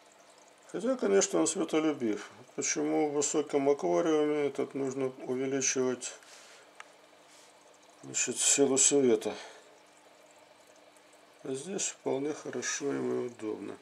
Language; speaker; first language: Russian; native; Russian